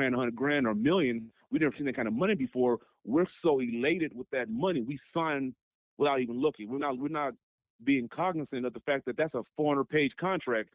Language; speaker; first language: English; native; English